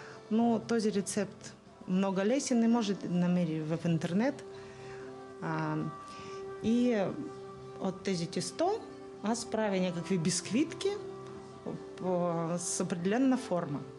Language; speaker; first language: Bulgarian; non-native, learner; Russian